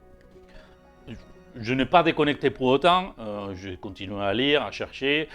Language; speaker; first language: French; native; French